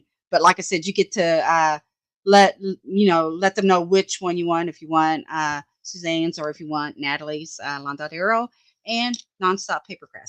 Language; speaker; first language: English; native; English